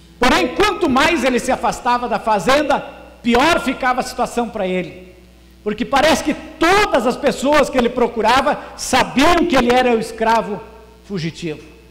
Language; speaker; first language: Portuguese; native; Portuguese